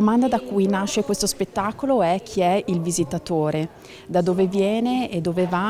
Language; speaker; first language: Italian; native; Italian